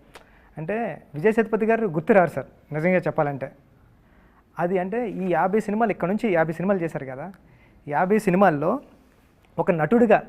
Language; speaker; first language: Telugu; native; Telugu